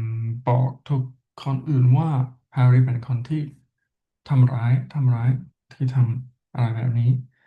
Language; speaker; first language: Thai; non-native, learner; English